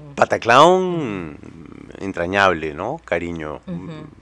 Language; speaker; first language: Spanish; native; Spanish